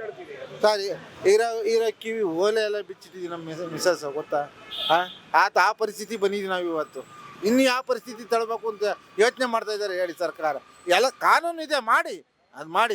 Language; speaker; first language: Kannada; native; Kannada